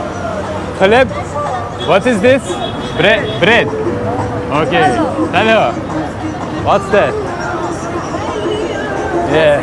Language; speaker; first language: English; non-native, learner; Turkish